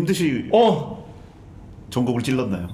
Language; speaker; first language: Korean; native; Korean